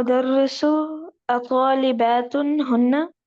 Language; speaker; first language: Arabic; non-native, learner; Urdu